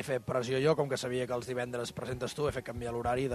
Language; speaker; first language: Catalan; native; Catalan